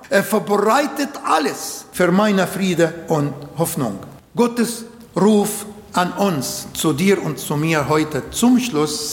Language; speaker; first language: German; non-native, learner; Arabic